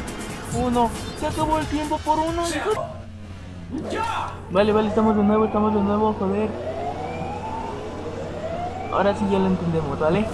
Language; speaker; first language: Spanish; native; Spanish